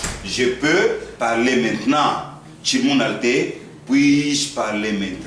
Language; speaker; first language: French; non-native, fluent; Korean